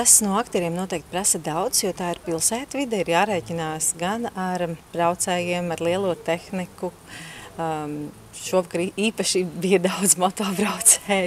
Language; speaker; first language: Latvian; native; Latvian